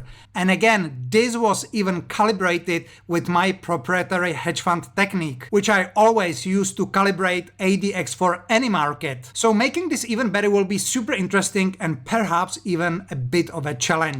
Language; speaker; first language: English; non-native, fluent; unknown